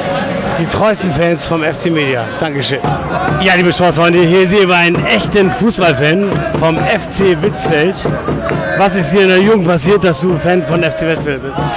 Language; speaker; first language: German; native; German